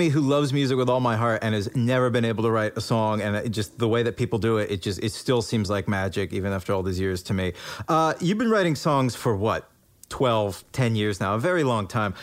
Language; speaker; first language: English; native; English